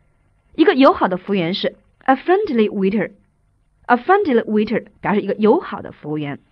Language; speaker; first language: Chinese; native; Chinese